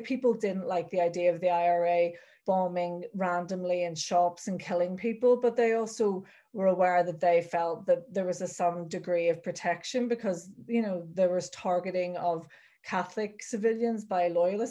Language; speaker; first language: English; native; English